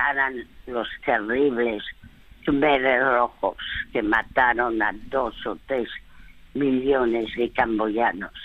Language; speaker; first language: Spanish; early bilingual, other home language; French